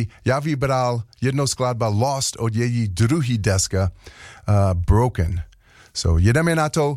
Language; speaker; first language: Czech; non-native, learner; English